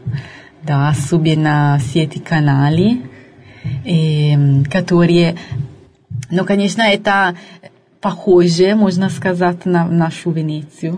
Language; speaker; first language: Russian; non-native, fluent; Italian